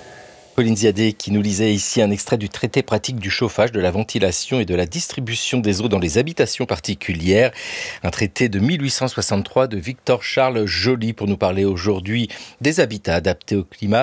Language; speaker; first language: French; native; French